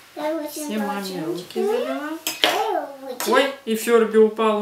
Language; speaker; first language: Russian; native; Russian